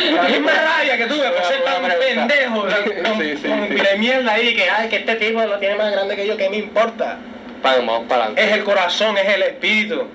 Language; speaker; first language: Spanish; early bilingual, heritage; Spanish